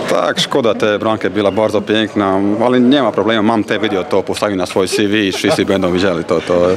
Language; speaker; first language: Polish; non-native, fluent; Croatian